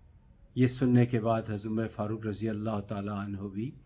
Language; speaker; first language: Urdu; native; Urdu